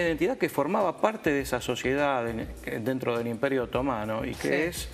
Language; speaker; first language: Spanish; native; Spanish